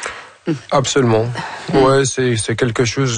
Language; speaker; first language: French; non-native, fluent; Arabic